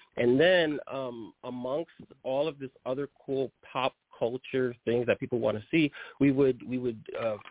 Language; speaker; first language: English; early bilingual, other home language; Haitian Creole